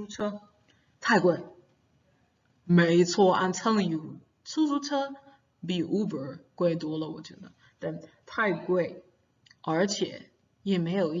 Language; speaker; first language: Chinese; non-native, fluent; English